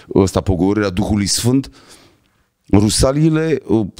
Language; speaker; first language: Romanian; native; Romanian